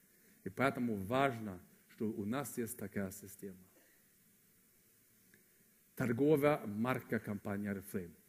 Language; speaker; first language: Russian; non-native, fluent; Swedish